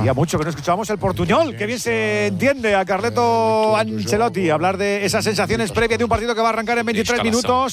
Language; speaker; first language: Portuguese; non-native, learner; Spanish